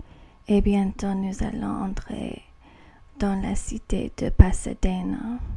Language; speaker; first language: French; non-native, learner; English